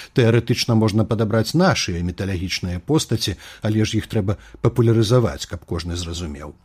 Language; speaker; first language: Belarusian; native; Belarusian